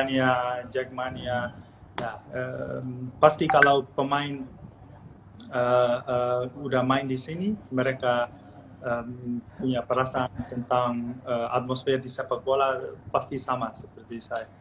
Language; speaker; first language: Indonesian; non-native, fluent; Dutch